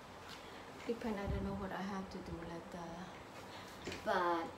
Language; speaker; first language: English; non-native, learner; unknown